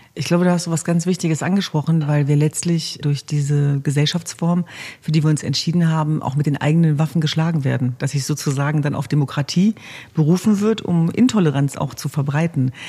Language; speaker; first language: German; early bilingual, other home language; Kurdish